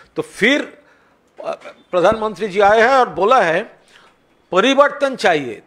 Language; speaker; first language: Hindi; non-native, local second language; Bangla